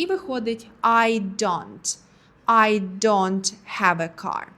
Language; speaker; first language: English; non-native, fluent; Ukrainian